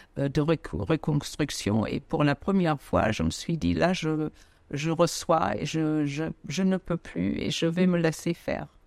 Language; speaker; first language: French; non-native, fluent; German